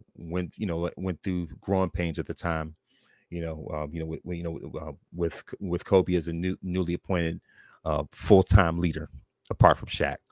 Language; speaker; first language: English; native; English